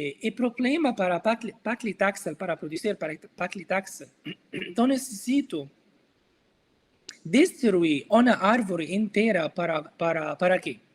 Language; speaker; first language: Portuguese; non-native, learner; Arabic